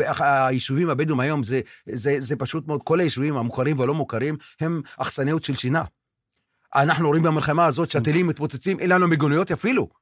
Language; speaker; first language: Hebrew; non-native, local second language; Arabic